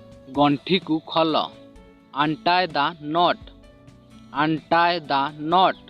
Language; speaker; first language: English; non-native, local second language; Odia